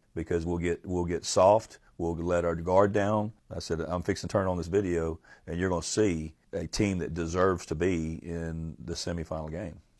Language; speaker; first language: English; native; English